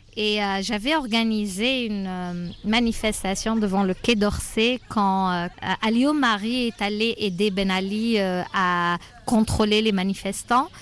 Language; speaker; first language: French; non-native, local second language; Arabic